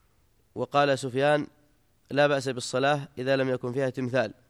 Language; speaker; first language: Arabic; native; Arabic